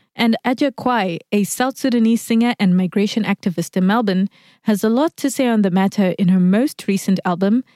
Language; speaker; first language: English; non-native, local second language; Shona